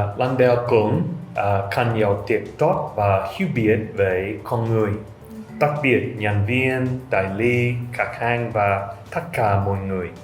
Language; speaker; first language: Vietnamese; non-native, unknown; English